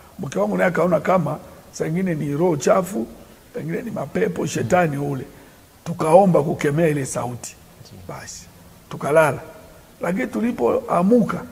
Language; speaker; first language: Swahili; native; Swahili